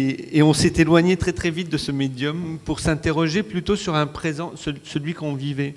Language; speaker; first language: French; non-native, local second language; Arabic